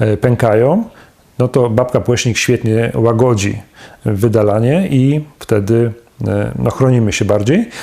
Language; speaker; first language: Polish; native; Polish